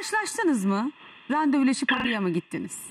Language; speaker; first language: Turkish; native; Turkish